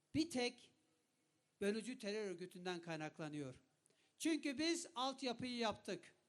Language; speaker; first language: Turkish; non-native, local second language; Kurdish